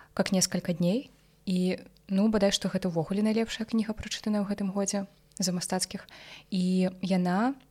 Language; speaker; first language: Belarusian; non-native, local second language; Russian